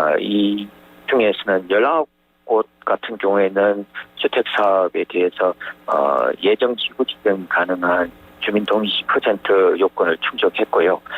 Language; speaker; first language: Korean; native; Korean